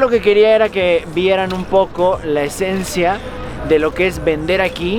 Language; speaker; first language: Spanish; native; Spanish